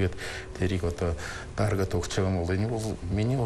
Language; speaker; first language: Mongolian; non-native, fluent; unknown